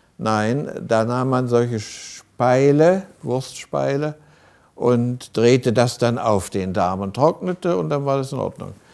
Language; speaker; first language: German; native; German